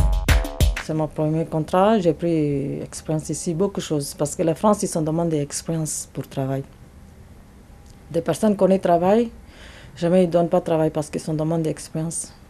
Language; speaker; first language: French; non-native, learner; Tamil